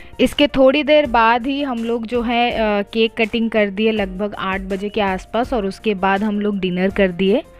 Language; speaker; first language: Hindi; non-native, local second language; Odia